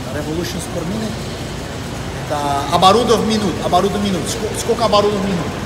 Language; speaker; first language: Russian; non-native, learner; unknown